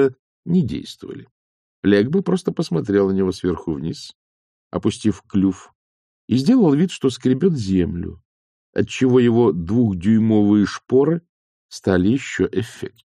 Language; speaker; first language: Russian; native; Russian